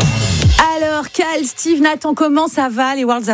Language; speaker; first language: French; native; French